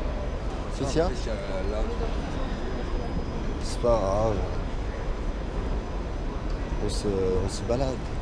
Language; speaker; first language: French; native; French